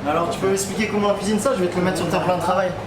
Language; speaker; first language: French; native; French